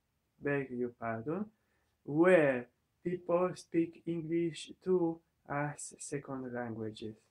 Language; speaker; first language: English; non-native, learner; Italian